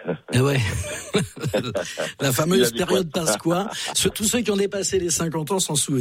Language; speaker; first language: French; native; French